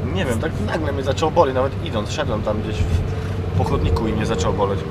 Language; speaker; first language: Polish; native; Polish